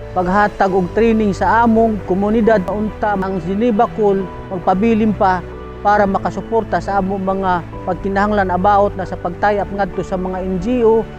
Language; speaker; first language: Cebuano; non-native, local second language; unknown